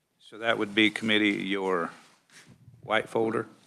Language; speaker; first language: English; native; English